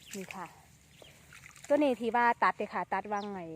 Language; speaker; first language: Thai; native; Thai